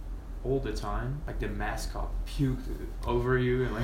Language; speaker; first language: English; non-native, fluent; Dutch